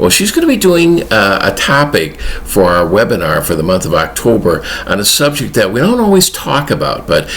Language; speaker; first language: English; native; English